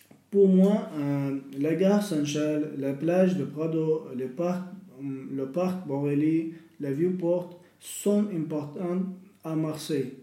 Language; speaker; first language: French; non-native, learner; Russian